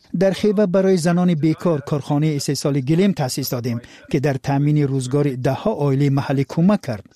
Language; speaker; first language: Persian; non-native, fluent; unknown